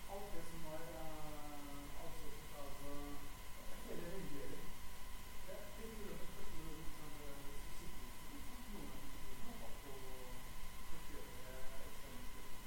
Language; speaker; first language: Norwegian; non-native, fluent; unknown